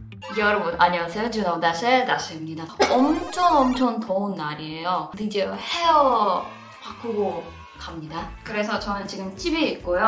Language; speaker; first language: Korean; non-native, fluent; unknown